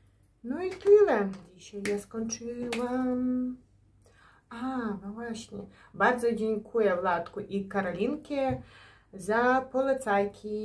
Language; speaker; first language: Polish; non-native, learner; Ukrainian